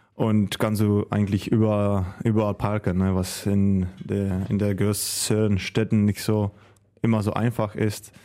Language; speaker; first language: German; non-native, fluent; Czech